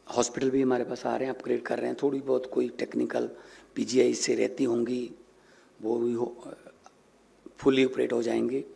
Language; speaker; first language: Hindi; non-native, local second language; Punjabi